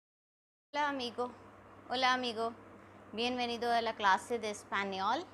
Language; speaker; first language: Spanish; non-native, fluent; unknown